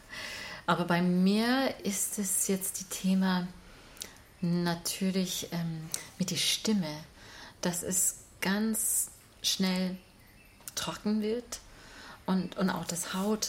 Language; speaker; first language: German; non-native, learner; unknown